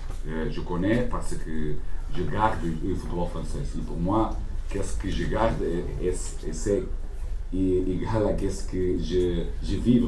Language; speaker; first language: French; non-native, learner; Portuguese